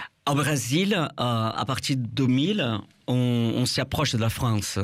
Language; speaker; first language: French; non-native, fluent; Portuguese